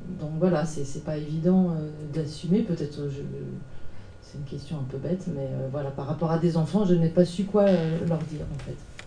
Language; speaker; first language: French; native; French